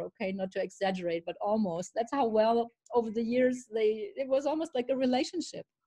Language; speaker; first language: English; early bilingual, other home language; Czech